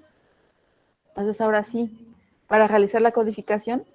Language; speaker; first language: Spanish; native; Spanish